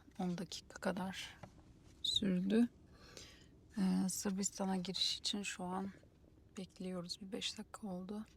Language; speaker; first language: Turkish; native; Turkish